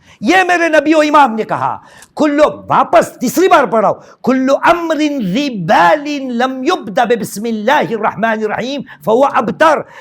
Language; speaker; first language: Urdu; non-native, local second language; Gujarati